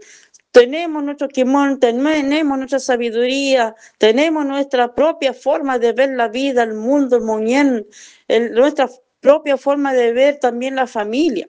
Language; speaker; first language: Spanish; non-native, local second language; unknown